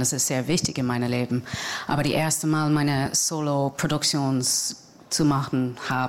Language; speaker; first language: German; non-native, fluent; English